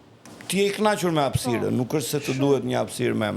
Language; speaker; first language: Albanian; native; Albanian